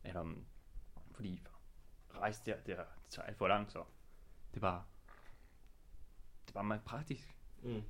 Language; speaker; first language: Danish; non-native, learner; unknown